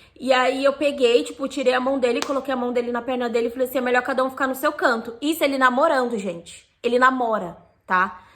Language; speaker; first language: Portuguese; native; Portuguese